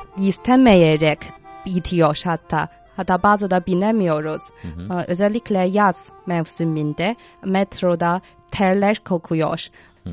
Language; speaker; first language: Turkish; non-native, fluent; Chinese